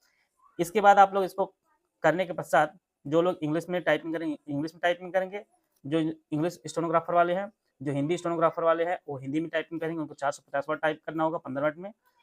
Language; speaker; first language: Hindi; native; Hindi